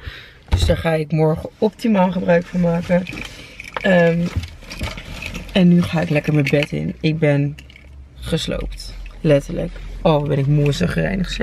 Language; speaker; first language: Dutch; native; Dutch